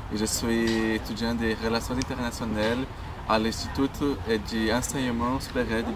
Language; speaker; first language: French; non-native, learner; Portuguese